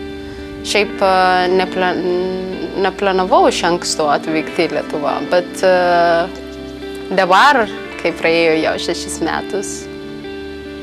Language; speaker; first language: Lithuanian; non-native, learner; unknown